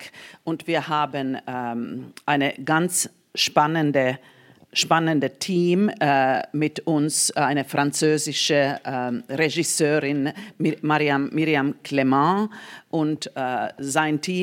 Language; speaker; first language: German; non-native, fluent; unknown